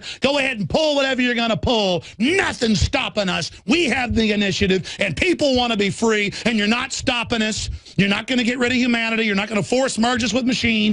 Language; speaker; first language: English; native; English